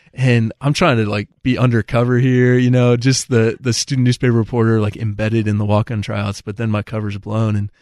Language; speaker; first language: English; native; English